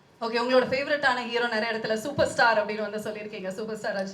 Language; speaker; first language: Tamil; native; Tamil